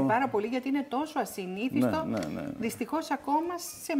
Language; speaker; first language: Greek; native; Greek